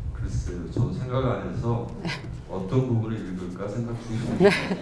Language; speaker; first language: Korean; native; Korean